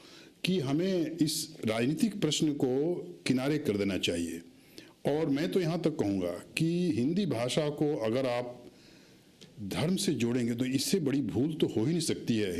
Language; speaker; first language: Hindi; native; Hindi